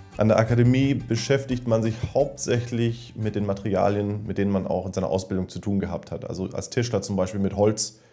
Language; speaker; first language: German; non-native, fluent; Danish